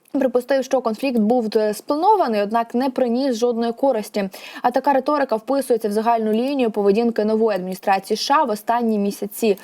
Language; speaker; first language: Ukrainian; native; Ukrainian